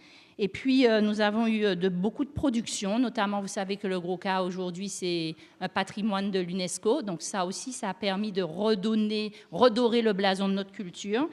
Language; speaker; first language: French; native; French